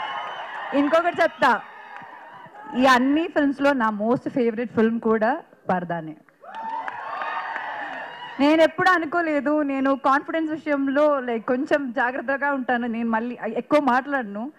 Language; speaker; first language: Telugu; non-native, fluent; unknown